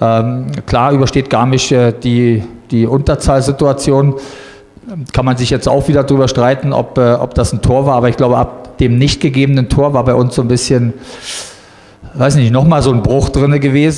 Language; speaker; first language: German; native; German